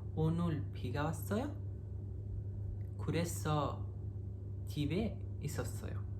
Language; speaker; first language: Korean; non-native, learner; Hindi